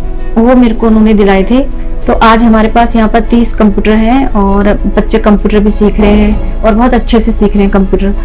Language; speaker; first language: Hindi; native; Hindi